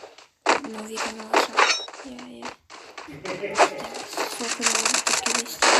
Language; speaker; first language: Russian; non-native, local second language; Kazakh